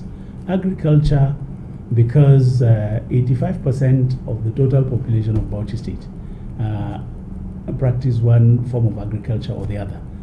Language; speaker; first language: English; non-native, local second language; Hausa